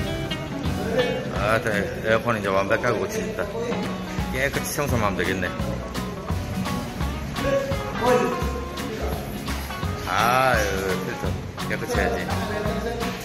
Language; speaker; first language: Korean; native; Korean